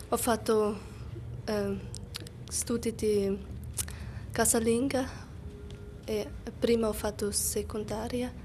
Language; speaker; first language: Italian; non-native, learner; German